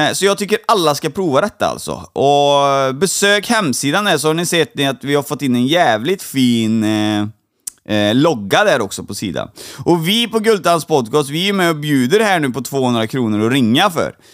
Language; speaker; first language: Swedish; native; Swedish